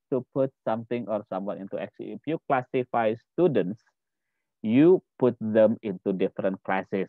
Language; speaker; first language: English; non-native, fluent; Indonesian